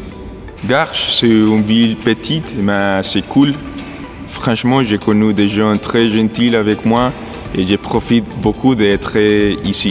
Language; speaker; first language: French; non-native, fluent; Spanish